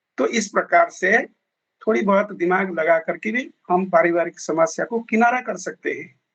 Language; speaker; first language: Hindi; native; Hindi